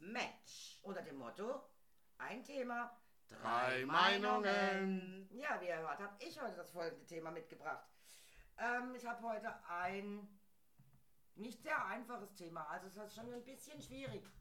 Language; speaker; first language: German; native; German